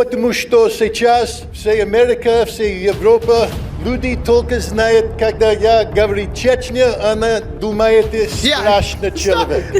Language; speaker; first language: Russian; non-native, learner; English